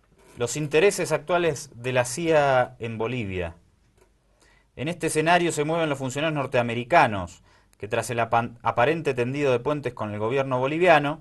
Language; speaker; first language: Spanish; native; Spanish